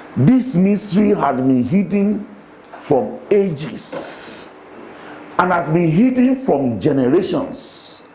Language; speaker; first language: English; non-native, local second language; Yoruba